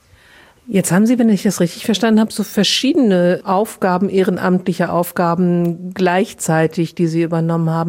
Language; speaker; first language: German; native; German